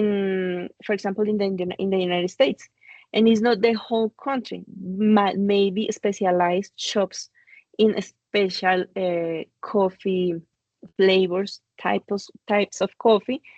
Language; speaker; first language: English; non-native, fluent; Spanish